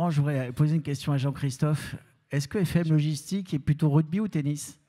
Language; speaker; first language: French; native; French